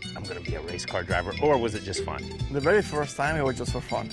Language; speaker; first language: English; non-native, fluent; Spanish